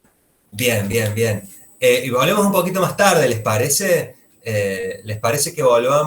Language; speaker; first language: Spanish; native; Spanish